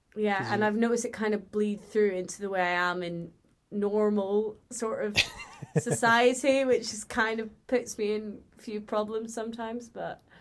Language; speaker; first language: English; native; English